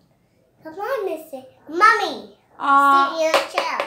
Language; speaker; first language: English; non-native, learner; Vietnamese